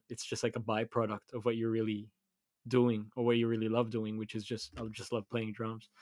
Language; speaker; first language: English; early bilingual, other home language; Filipino